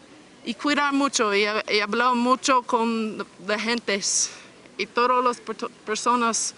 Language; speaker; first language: Spanish; non-native, learner; English